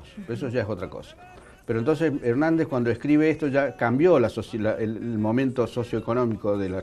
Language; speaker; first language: Spanish; native; Spanish